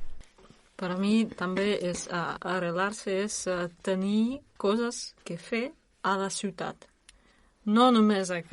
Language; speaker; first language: Catalan; non-native, learner; Russian